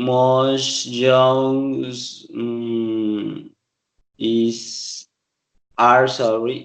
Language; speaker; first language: English; non-native, learner; Spanish